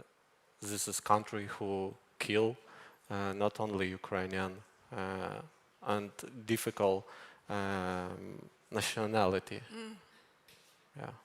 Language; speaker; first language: English; non-native, learner; Ukrainian